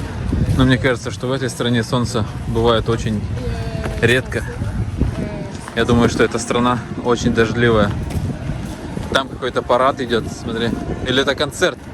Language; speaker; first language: Russian; native; Russian